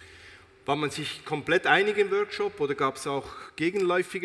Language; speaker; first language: German; native; German